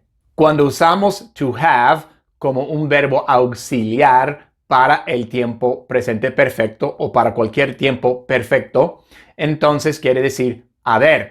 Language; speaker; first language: Spanish; non-native, fluent; English